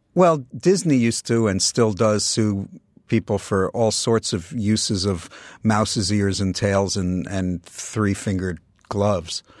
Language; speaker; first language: English; native; English